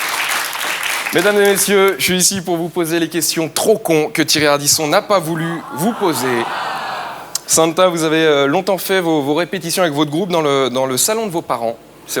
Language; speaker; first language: French; native; French